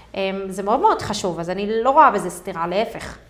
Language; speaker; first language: Hebrew; native; Hebrew